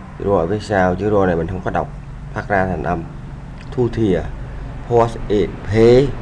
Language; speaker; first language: Vietnamese; non-native, local second language; Khmer